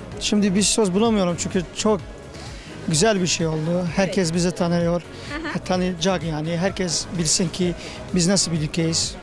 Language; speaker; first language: Turkish; non-native, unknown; Kurdish